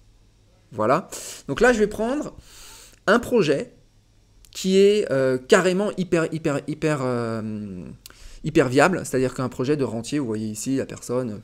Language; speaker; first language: French; native; French